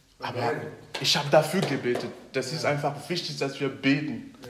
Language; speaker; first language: German; non-native, fluent; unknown